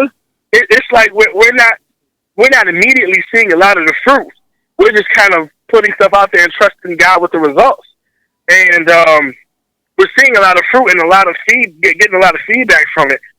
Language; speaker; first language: English; native; English